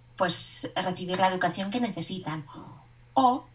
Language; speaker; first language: Spanish; native; Spanish